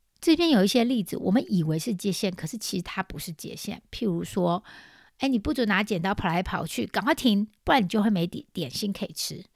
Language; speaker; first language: Chinese; native; Chinese